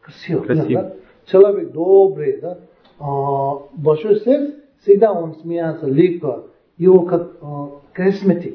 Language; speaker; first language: Russian; non-native, learner; Tibetan